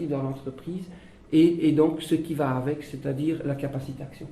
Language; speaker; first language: French; native; French